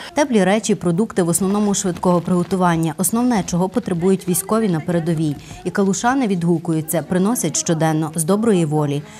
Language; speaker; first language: Ukrainian; native; Ukrainian